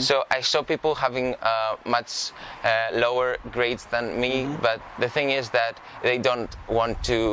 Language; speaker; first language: English; non-native, fluent; Greek